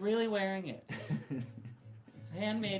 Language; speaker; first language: English; native; English